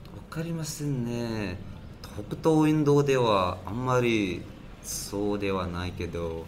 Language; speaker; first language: Japanese; non-native, learner; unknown